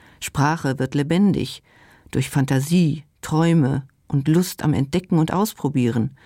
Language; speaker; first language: German; non-native, local second language; Luxembourgish